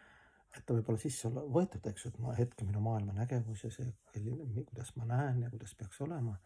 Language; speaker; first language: Estonian; native; Estonian